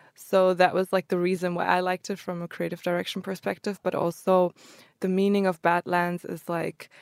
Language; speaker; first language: English; early bilingual, other home language; Croatian